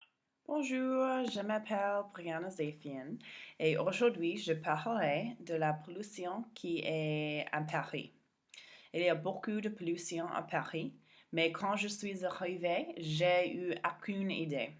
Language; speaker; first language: French; non-native, learner; English